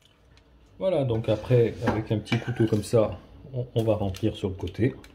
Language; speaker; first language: French; native; French